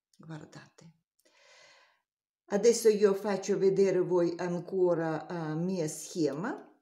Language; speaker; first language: Italian; non-native, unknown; Russian